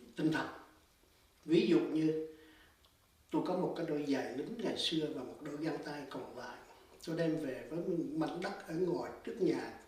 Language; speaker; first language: Vietnamese; native; Vietnamese